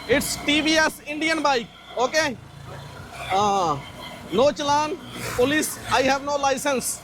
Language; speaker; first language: English; non-native, local second language; Punjabi